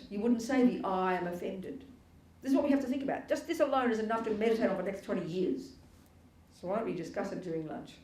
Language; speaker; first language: English; native; English